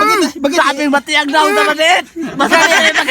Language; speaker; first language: Filipino; non-native, local second language; Cebuano